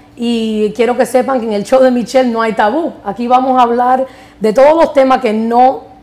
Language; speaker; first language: Spanish; early bilingual, heritage; Spanish